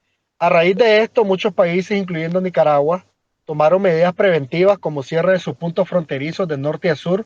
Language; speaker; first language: Spanish; native; Spanish